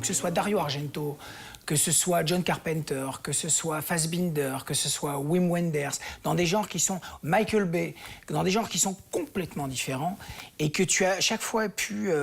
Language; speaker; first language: French; native; French